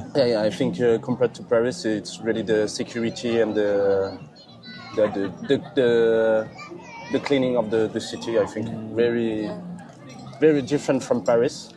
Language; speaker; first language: English; non-native, fluent; French